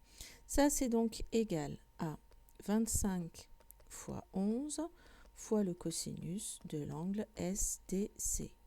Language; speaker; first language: French; native; French